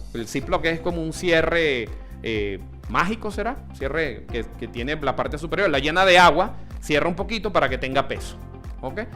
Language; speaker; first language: Spanish; early bilingual, other home language; Italian